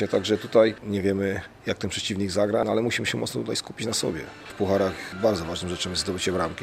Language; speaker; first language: Polish; native; Polish